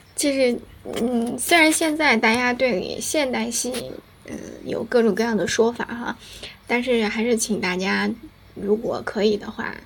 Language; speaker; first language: Chinese; native; Chinese